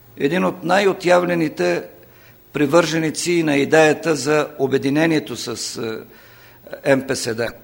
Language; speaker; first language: Bulgarian; non-native, local second language; Turkish